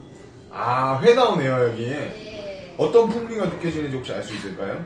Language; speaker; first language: Korean; native; Korean